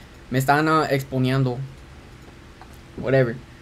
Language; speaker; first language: Spanish; early bilingual, heritage; Spanish